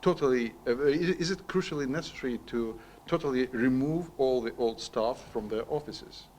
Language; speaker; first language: English; non-native, learner; Ukrainian